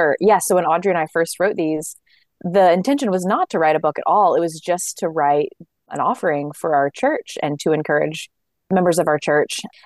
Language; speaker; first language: English; native; English